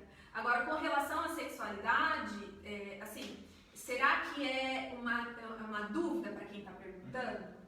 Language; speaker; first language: Portuguese; native; Portuguese